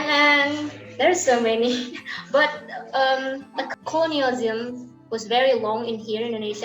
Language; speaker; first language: English; non-native, learner; Indonesian